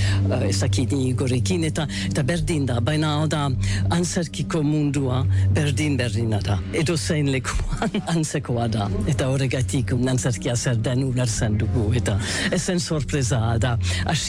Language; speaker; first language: Basque; non-native, learner; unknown